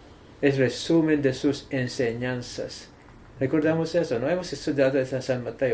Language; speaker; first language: Spanish; non-native, learner; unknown